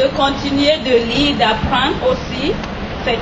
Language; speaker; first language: French; non-native, fluent; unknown